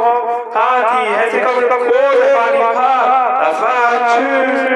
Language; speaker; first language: German; non-native, learner; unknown